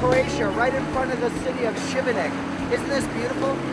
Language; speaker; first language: English; native; English